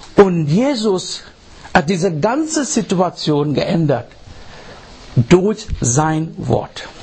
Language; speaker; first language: German; non-native, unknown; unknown